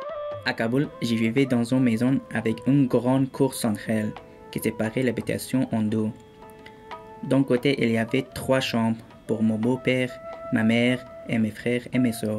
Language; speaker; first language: French; non-native, learner; Persian